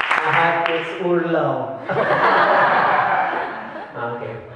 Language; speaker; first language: German; non-native, fluent; Filipino